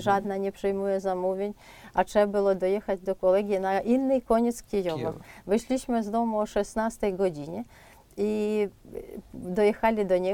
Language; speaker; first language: Polish; non-native, fluent; Ukrainian